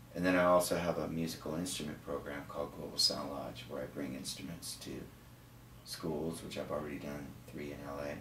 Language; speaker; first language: English; native; English